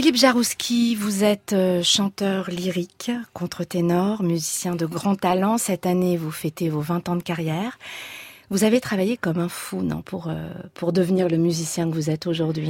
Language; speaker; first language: French; native; French